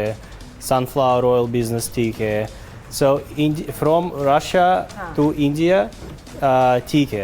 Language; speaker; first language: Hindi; non-native, learner; Russian